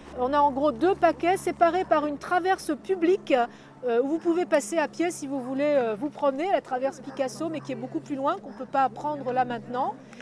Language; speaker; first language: French; native; French